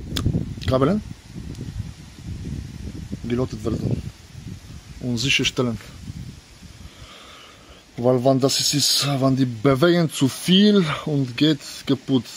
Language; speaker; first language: German; non-native, learner; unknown